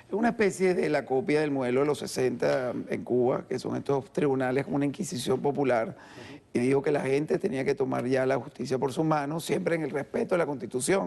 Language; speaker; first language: Spanish; native; Spanish